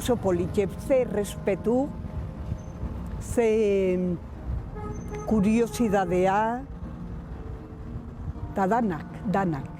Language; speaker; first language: Basque; non-native, local second language; Spanish